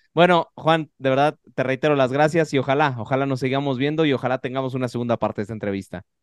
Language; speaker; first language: Spanish; native; Spanish